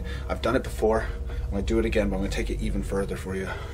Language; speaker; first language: English; native; English